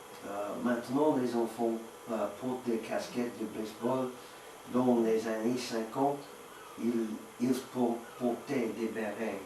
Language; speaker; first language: French; non-native, learner; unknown